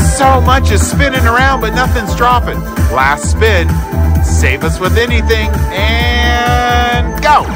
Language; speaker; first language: English; native; English